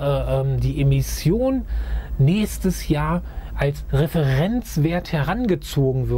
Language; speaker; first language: German; native; German